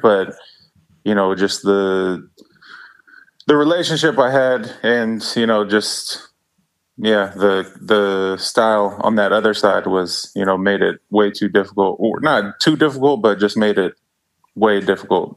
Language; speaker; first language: English; native; English